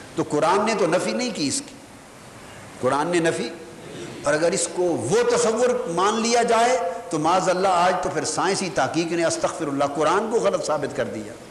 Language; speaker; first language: Urdu; non-native, local second language; Punjabi